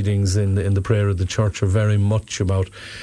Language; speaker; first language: English; native; English